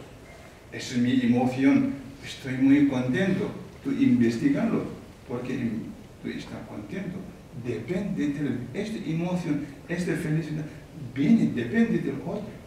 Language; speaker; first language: Spanish; non-native, learner; Tibetan